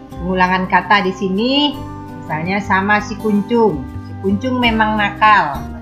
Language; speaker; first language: Indonesian; native; Indonesian